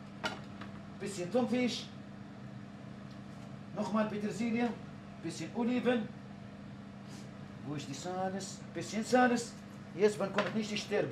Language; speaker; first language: German; non-native, learner; Arabic